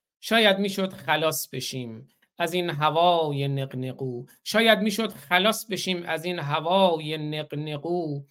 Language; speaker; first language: Persian; native; Persian